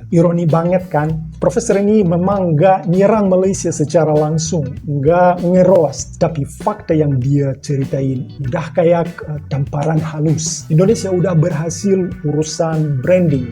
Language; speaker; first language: Indonesian; non-native, fluent; Russian